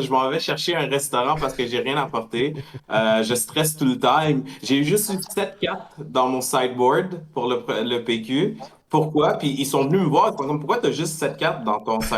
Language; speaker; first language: French; native; French